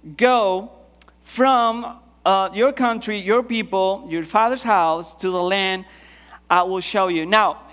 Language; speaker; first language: English; non-native, fluent; Spanish